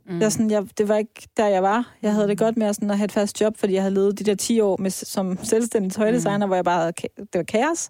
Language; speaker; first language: Danish; early bilingual, other home language; Persian